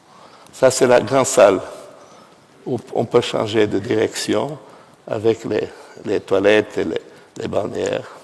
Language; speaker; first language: French; non-native, fluent; Portuguese